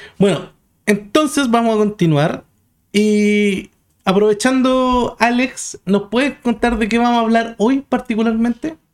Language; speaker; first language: Spanish; native; Spanish